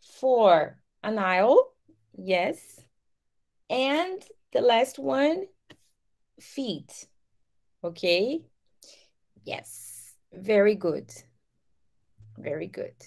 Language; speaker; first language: English; non-native, fluent; Portuguese